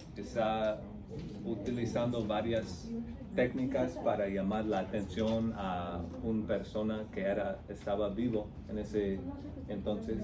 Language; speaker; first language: Spanish; non-native, fluent; English